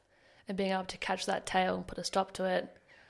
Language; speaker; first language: English; native; English